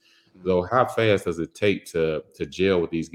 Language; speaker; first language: English; native; English